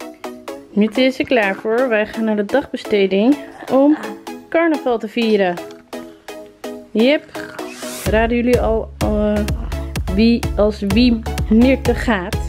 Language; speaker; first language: Dutch; native; Dutch